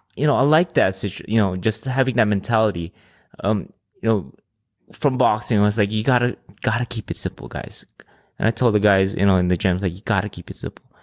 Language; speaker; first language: English; early bilingual, other home language; Filipino